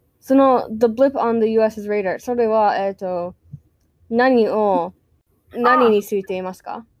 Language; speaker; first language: Japanese; non-native, learner; English